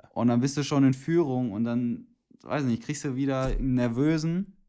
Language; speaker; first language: German; native; German